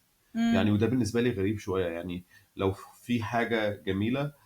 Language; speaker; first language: Arabic; native; Arabic